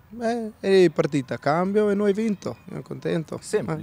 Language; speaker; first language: Italian; non-native, learner; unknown